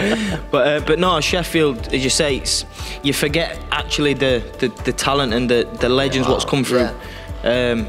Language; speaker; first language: English; native; English